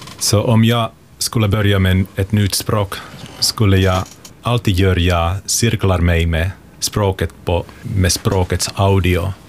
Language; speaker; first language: Swedish; non-native, local second language; Finnish